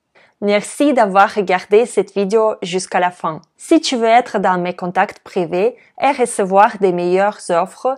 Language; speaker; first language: French; non-native, fluent; Russian